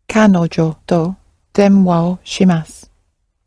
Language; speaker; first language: Japanese; non-native, learner; English